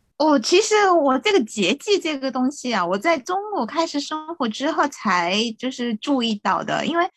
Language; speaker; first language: Chinese; non-native, fluent; Japanese